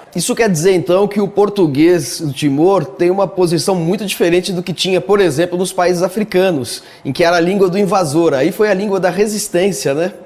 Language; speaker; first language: Portuguese; native; Portuguese